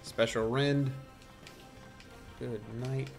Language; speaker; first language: English; native; English